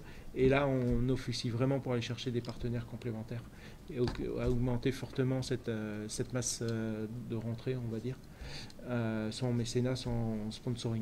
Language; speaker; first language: French; native; French